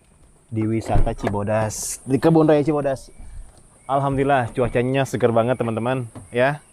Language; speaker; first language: Indonesian; native; Indonesian